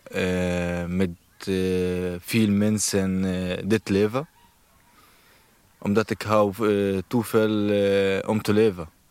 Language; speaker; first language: Dutch; non-native, learner; Arabic